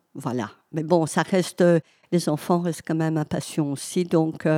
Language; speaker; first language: French; native; French